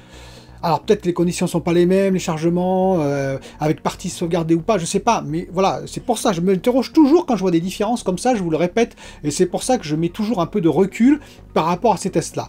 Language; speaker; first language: French; native; French